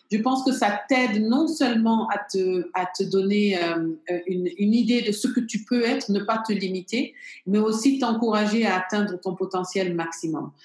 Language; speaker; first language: French; non-native, local second language; Bambara